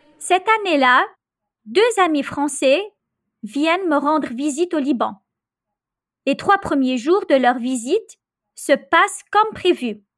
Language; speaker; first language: French; non-native, local second language; Arabic